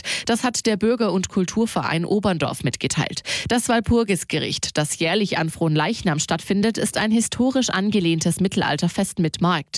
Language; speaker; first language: German; native; German